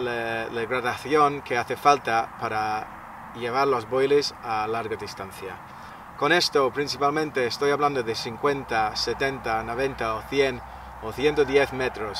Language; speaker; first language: Spanish; non-native, fluent; English